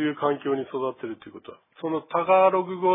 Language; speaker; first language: Japanese; native; Japanese